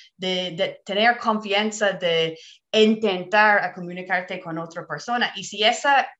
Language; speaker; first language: Spanish; non-native, fluent; English